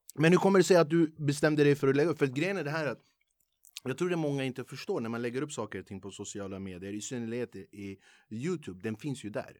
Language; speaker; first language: Swedish; early bilingual, other home language; Kurdish